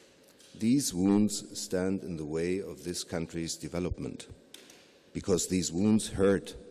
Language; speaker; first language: English; non-native, fluent; German